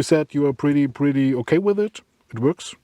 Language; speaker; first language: English; non-native, fluent; German